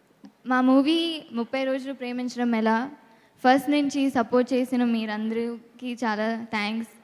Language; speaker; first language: Telugu; non-native, local second language; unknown